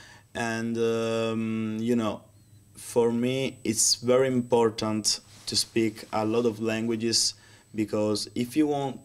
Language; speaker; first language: English; non-native, learner; Italian